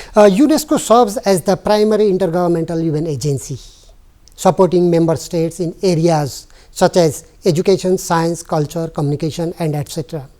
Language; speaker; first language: English; non-native, local second language; Nepali